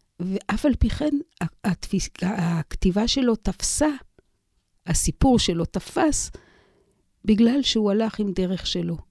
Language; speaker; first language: Hebrew; native; Hebrew